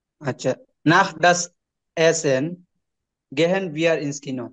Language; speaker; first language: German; non-native, learner; Bangla